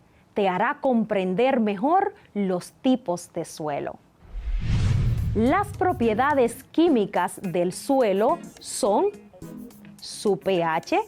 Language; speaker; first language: Spanish; native; Spanish